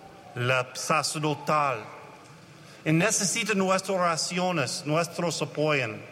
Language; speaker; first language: Spanish; non-native, learner; English